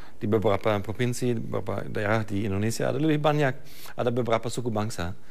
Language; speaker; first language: Malay; non-native, fluent; German